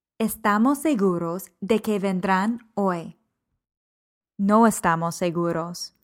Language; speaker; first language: Spanish; non-native, fluent; English